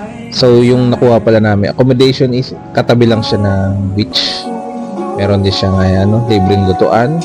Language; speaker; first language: Filipino; native; Filipino